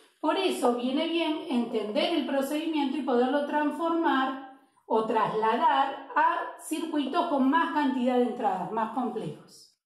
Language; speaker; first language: Spanish; native; Spanish